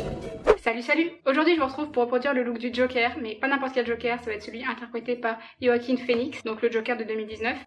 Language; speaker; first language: French; native; French